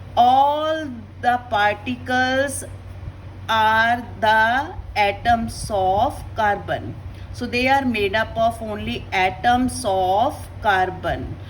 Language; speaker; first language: English; non-native, local second language; Punjabi